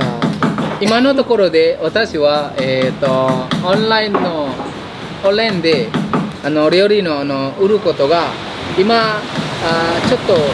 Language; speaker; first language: Japanese; non-native, fluent; Indonesian